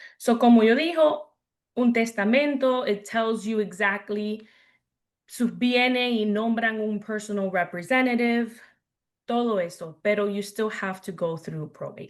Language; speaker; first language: Spanish; early bilingual, heritage; English